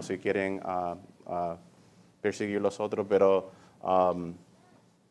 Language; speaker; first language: Spanish; early bilingual, heritage; English